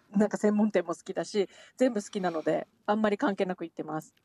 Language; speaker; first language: Japanese; native; Japanese